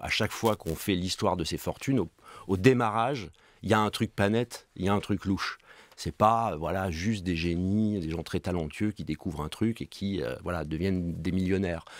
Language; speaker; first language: French; native; French